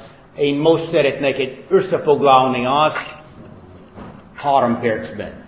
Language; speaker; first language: Hungarian; non-native, fluent; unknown